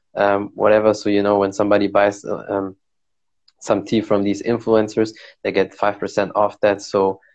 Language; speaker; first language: English; non-native, fluent; Arabic